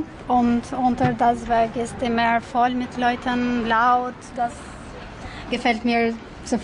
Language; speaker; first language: German; native; German